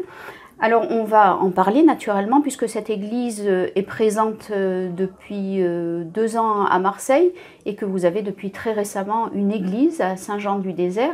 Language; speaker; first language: French; native; French